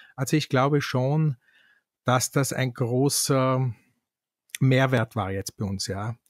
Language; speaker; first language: German; native; German